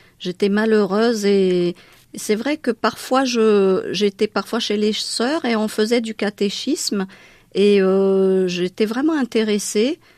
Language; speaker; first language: French; non-native, local second language; Malagasy